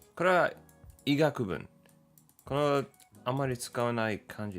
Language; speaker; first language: Japanese; non-native, learner; English